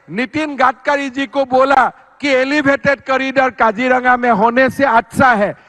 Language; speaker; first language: Hindi; non-native, local second language; Assamese